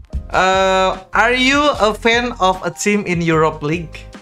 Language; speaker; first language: English; non-native, learner; Indonesian